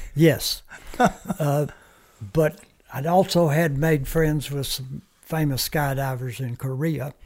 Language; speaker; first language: English; early bilingual, other home language; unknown